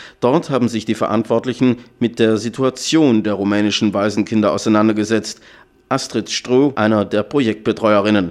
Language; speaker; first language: German; native; German